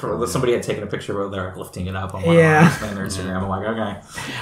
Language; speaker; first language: English; native; English